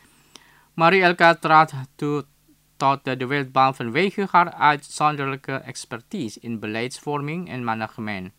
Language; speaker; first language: Dutch; non-native, fluent; Indonesian